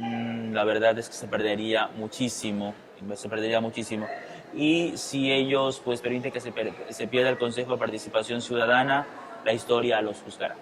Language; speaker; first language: Spanish; native; Spanish